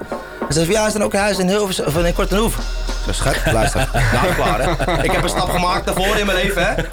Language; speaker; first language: Dutch; early bilingual, other home language; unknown